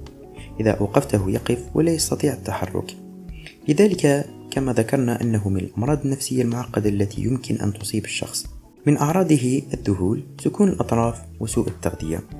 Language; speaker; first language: Arabic; native; Arabic